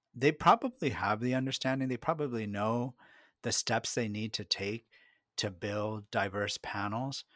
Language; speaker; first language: English; early bilingual, other home language; Spanish